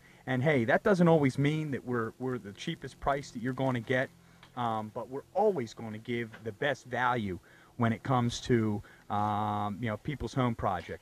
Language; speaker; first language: English; native; English